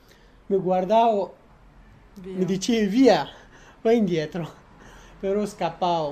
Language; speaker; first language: Italian; non-native, learner; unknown